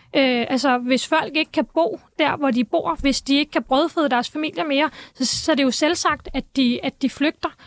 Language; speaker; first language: Danish; native; Danish